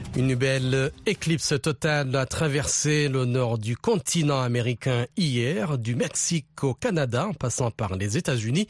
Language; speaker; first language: French; non-native, local second language; Rundi